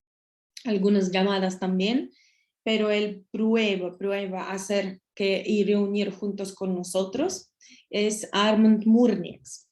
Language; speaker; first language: Spanish; non-native, learner; Russian